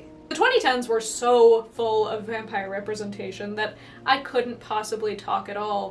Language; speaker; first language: English; native; English